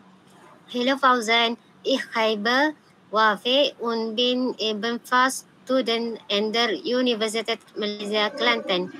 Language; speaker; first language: German; non-native, learner; Malay